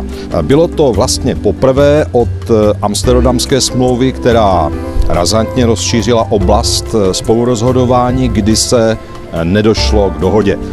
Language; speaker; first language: Czech; native; Czech